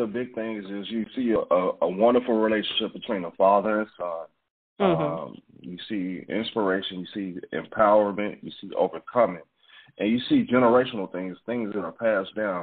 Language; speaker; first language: English; native; English